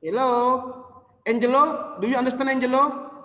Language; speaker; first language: English; non-native, local second language; Indonesian